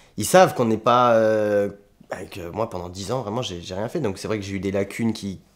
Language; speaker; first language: French; native; French